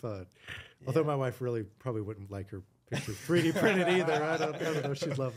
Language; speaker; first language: English; native; English